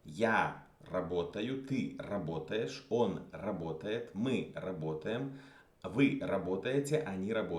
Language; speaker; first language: Russian; non-native, fluent; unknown